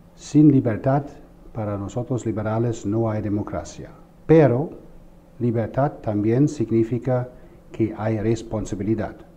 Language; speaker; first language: Spanish; non-native, fluent; German